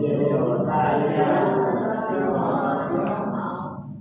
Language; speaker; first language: Chinese; non-native, learner; Indonesian